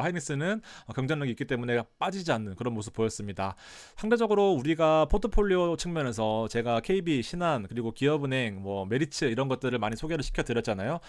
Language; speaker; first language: Korean; native; Korean